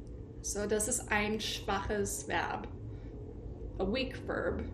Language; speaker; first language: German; non-native, fluent; English